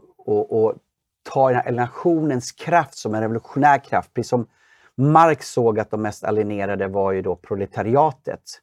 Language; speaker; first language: Swedish; native; Swedish